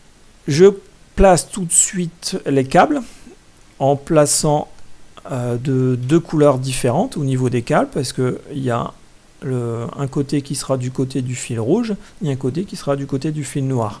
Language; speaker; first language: French; native; French